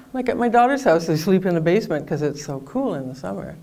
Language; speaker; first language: English; native; English